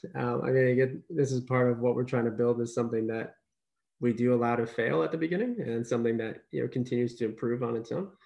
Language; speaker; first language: English; native; English